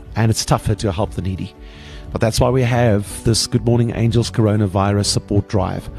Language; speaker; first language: English; non-native, local second language; Afrikaans